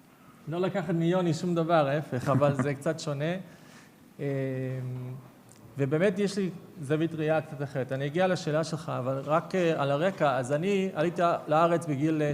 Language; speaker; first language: Hebrew; non-native, fluent; English